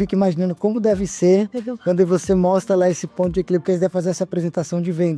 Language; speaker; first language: Portuguese; native; Portuguese